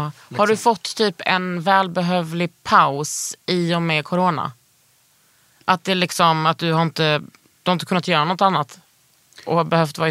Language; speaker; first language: Swedish; native; Swedish